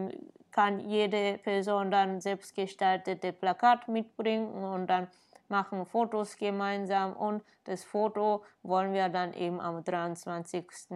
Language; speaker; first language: German; non-native, fluent; Japanese